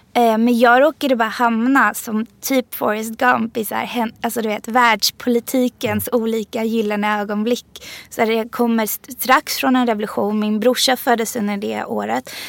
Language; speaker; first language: Swedish; early bilingual, other home language; Persian